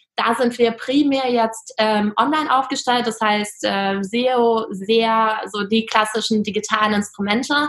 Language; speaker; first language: German; non-native, fluent; Russian